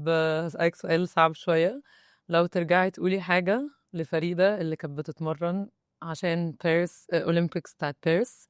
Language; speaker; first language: Arabic; native; Arabic